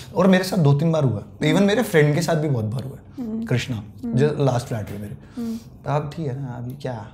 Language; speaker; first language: Hindi; native; Hindi